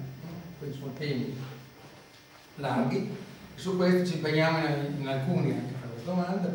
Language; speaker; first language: Italian; native; Italian